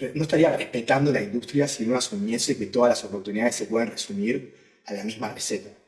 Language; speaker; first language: Spanish; native; Spanish